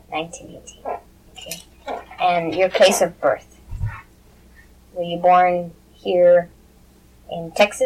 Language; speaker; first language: English; early bilingual, other home language; Spanish